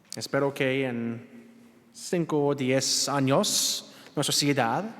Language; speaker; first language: Spanish; non-native, learner; English